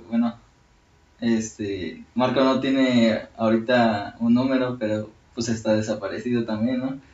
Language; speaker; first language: Spanish; native; Spanish